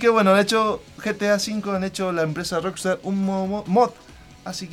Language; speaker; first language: Spanish; native; Spanish